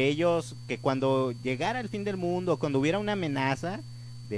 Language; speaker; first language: Spanish; native; Spanish